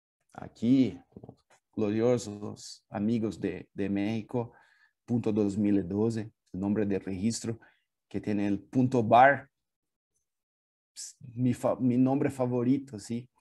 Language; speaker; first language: Spanish; non-native, fluent; Portuguese